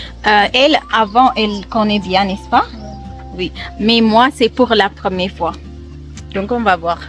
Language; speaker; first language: French; non-native, learner; Amharic